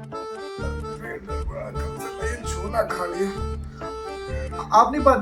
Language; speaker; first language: Hindi; native; Hindi